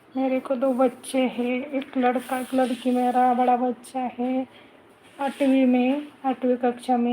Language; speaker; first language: Hindi; non-native, local second language; Marathi